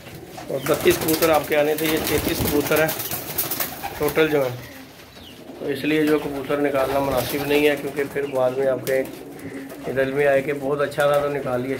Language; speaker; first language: Hindi; non-native, local second language; Punjabi